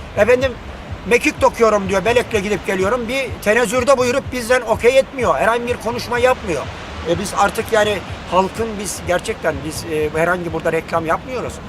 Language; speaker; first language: Turkish; native; Turkish